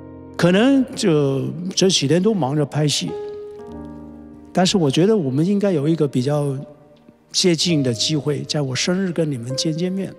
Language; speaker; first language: Chinese; non-native, local second language; Cantonese